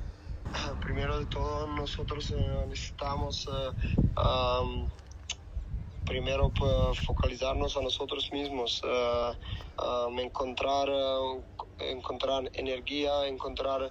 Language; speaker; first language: Spanish; non-native, fluent; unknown